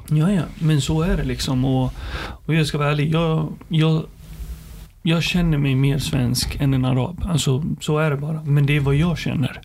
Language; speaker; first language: Swedish; early bilingual, other home language; Arabic